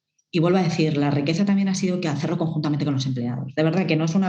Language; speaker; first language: Spanish; native; Spanish